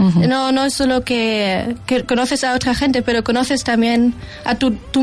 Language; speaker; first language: Spanish; non-native, fluent; German